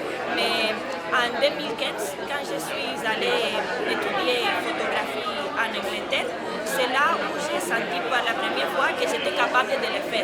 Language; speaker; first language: French; non-native, fluent; Spanish